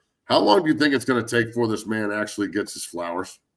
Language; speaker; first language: English; native; English